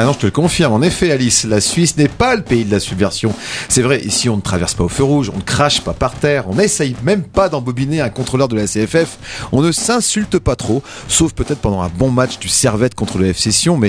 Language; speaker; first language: French; native; French